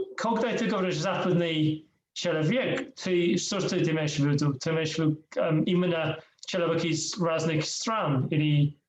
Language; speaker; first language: Russian; non-native, learner; English